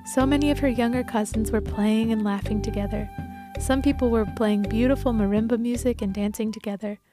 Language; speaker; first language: English; native; English